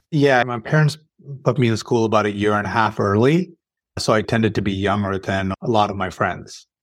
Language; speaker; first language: English; early bilingual, other home language; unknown